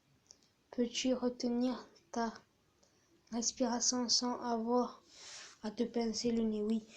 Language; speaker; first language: French; native; French